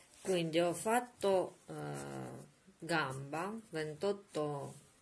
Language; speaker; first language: Italian; non-native, learner; Russian